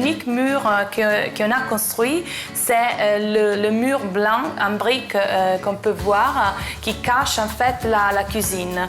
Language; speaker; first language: French; non-native, fluent; Italian